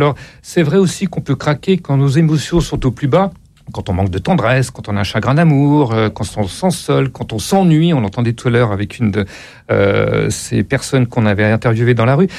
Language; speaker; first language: French; native; French